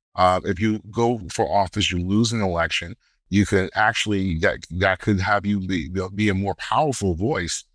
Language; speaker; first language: English; native; English